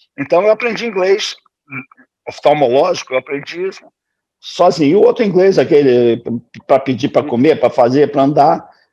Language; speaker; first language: Portuguese; native; Portuguese